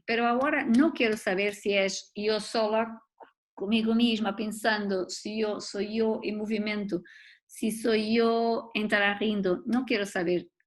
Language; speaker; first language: Spanish; non-native, learner; Portuguese